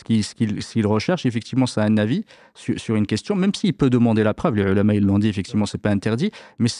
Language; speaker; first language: French; native; French